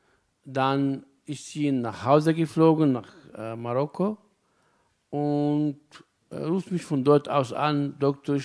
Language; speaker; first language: German; non-native, fluent; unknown